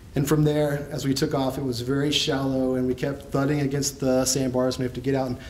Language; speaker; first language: English; native; English